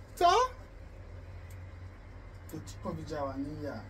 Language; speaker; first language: Polish; non-native, learner; English